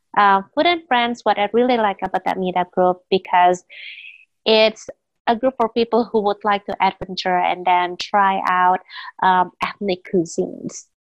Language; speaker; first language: English; non-native, fluent; Indonesian